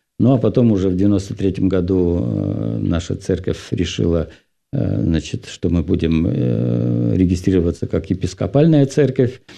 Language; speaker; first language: Russian; non-native, local second language; Finnish